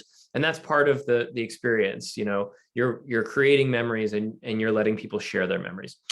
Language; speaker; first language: English; native; English